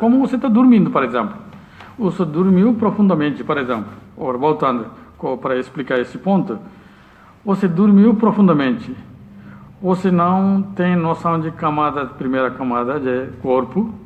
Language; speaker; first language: Portuguese; non-native, learner; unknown